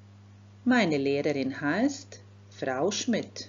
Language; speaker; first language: German; non-native, fluent; Croatian